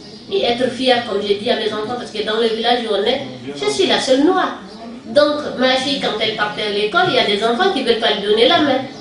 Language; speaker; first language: French; non-native, local second language; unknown